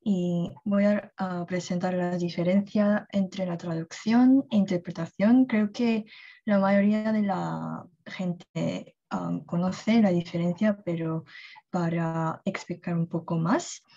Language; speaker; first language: Spanish; non-native, fluent; Korean